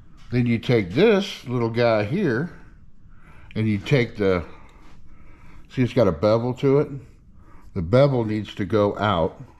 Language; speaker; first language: English; native; English